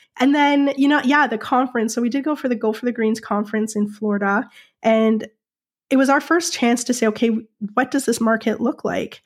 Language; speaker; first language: English; native; English